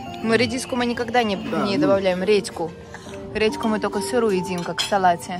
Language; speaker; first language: Russian; native; Russian